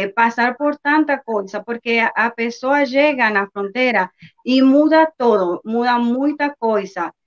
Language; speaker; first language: Portuguese; non-native, learner; Spanish